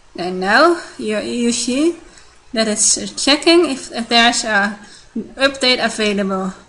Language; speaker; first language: English; non-native, fluent; Dutch